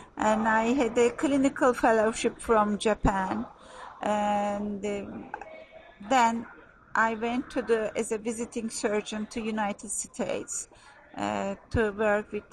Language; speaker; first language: English; non-native, fluent; Turkish